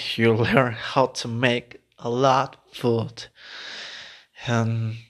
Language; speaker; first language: English; non-native, learner; Spanish